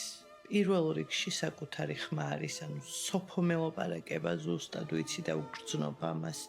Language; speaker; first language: Georgian; native; Georgian